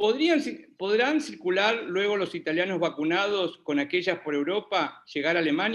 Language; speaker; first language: Spanish; native; Spanish